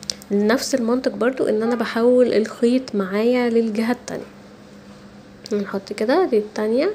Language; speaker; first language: Arabic; native; Arabic